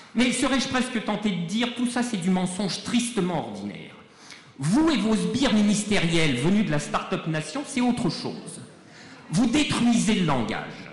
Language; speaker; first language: French; native; French